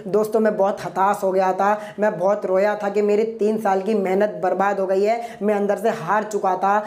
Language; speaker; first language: Hindi; non-native, local second language; Gujarati